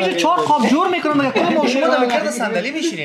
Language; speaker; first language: Persian; native; Persian